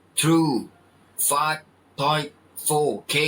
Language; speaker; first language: English; non-native, learner; Thai